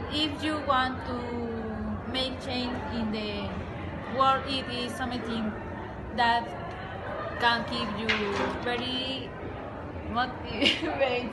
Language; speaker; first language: English; non-native, learner; Spanish